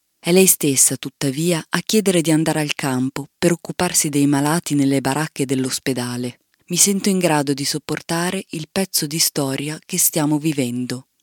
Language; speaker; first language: Italian; native; Italian